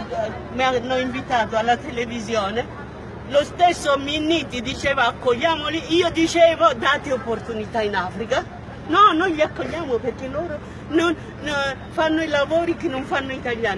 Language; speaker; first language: Italian; non-native, fluent; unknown